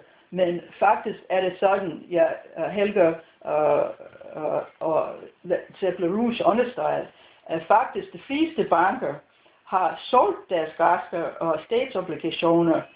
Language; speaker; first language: Danish; non-native, fluent; English